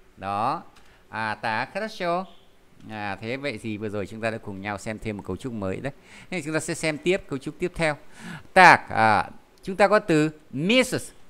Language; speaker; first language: Vietnamese; native; Vietnamese